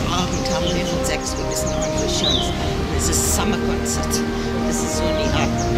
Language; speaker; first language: German; non-native, fluent; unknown